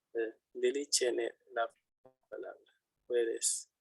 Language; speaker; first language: Spanish; non-native, fluent; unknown